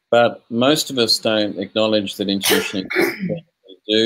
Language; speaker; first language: English; native; English